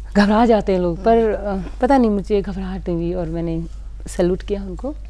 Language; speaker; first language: Hindi; native; Hindi